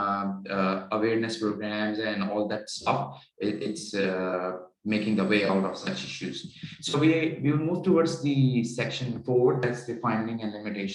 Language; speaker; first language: English; non-native, local second language; Urdu